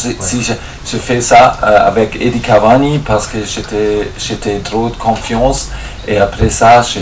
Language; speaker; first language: French; non-native, fluent; German